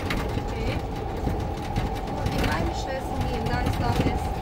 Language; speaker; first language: German; non-native, fluent; Bosnian